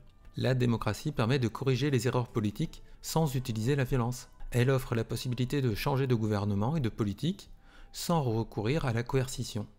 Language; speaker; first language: French; native; French